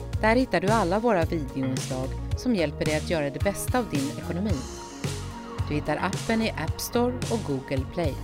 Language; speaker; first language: Swedish; native; Swedish